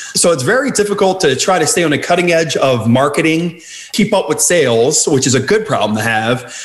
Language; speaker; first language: English; native; English